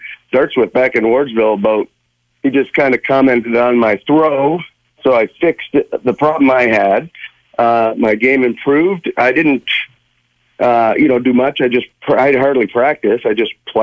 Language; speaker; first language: English; native; English